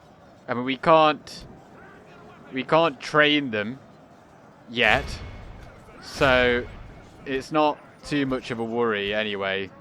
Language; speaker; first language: English; native; English